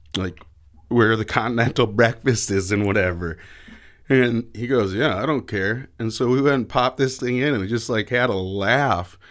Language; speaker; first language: English; native; English